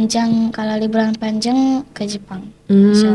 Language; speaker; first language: Indonesian; early bilingual, heritage; Indonesian